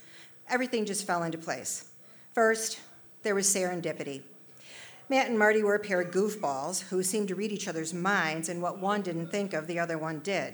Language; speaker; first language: English; native; English